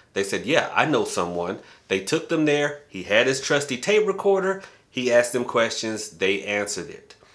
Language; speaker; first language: English; native; English